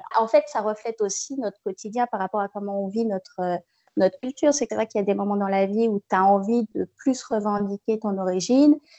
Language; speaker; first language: French; native; French